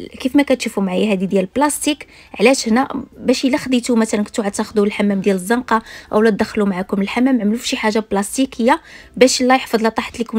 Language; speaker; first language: Arabic; native; Arabic